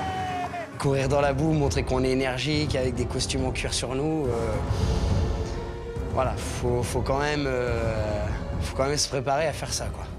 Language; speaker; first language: French; native; French